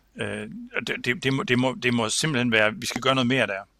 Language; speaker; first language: Danish; native; Danish